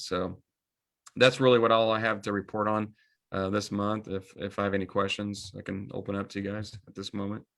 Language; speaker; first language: English; native; English